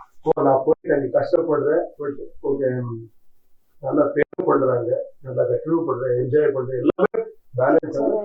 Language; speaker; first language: Tamil; non-native, learner; Kannada